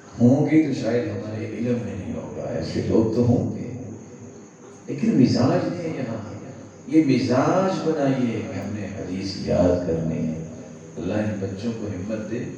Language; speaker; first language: Urdu; non-native, local second language; Punjabi